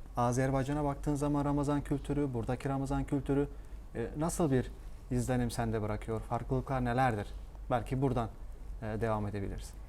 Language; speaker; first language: Turkish; native; Turkish